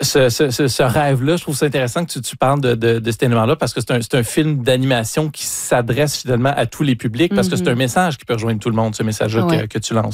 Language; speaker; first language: French; native; French